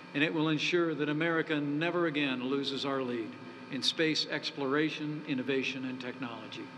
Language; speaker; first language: English; native; English